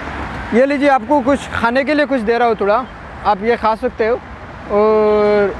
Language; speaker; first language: Hindi; non-native, local second language; Bangla